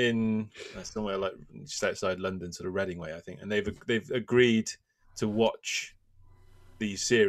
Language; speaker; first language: English; native; English